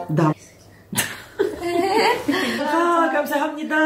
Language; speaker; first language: Russian; native; Russian